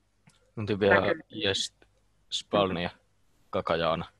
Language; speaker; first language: Russian; non-native, learner; Finnish